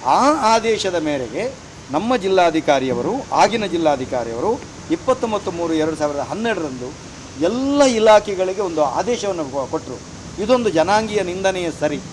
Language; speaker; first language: Kannada; non-native, local second language; Tulu